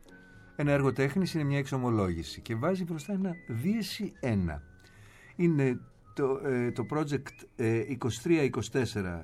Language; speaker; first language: Greek; native; Greek